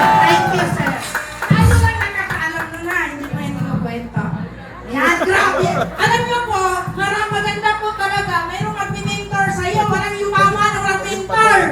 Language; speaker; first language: Filipino; non-native, local second language; Cebuano